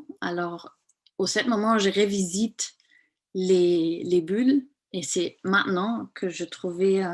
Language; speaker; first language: French; non-native, fluent; German